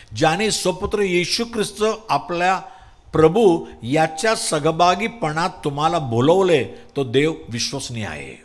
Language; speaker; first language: Marathi; non-native, local second language; Tamil